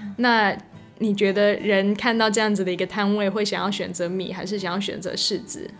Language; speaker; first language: Chinese; non-native, fluent; English